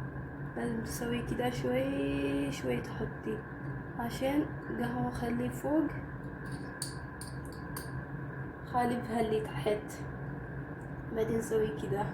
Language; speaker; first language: Arabic; non-native, learner; Amharic